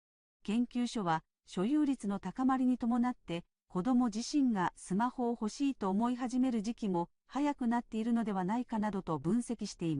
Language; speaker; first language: Japanese; native; Japanese